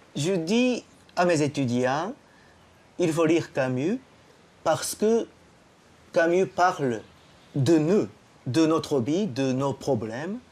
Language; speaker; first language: French; non-native, fluent; Japanese